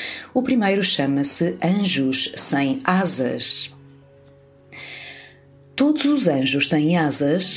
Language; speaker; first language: Portuguese; native; Portuguese